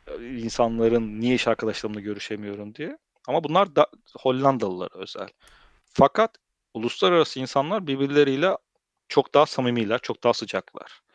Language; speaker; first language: Turkish; early bilingual, heritage; Turkish